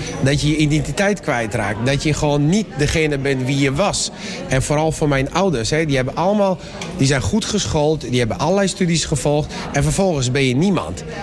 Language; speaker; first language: Dutch; early bilingual, other home language; Persian